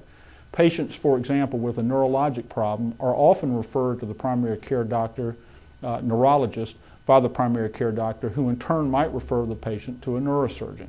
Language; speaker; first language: English; native; English